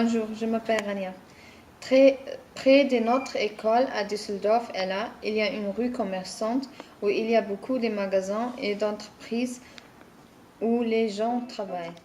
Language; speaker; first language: French; non-native, learner; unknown